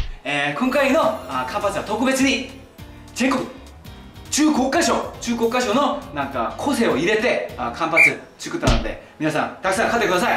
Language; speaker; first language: Japanese; non-native, fluent; Korean